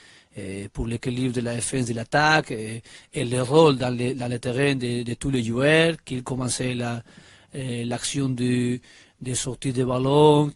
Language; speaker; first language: French; non-native, learner; Spanish